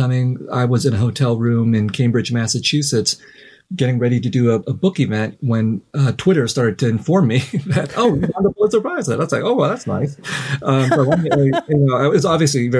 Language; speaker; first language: English; native; English